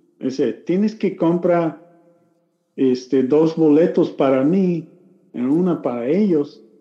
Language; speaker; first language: Spanish; non-native, learner; English